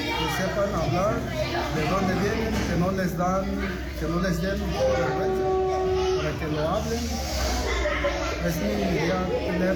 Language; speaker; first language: Spanish; non-native, local second language; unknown